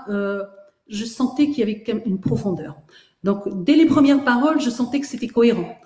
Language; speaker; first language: French; native; French